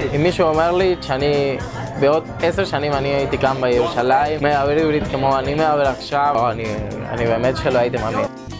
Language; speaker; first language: Hebrew; non-native, learner; Spanish